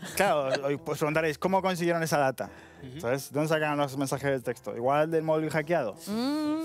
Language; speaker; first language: Spanish; native; Spanish